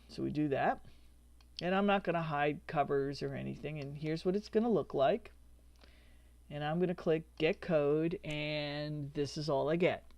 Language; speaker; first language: English; native; English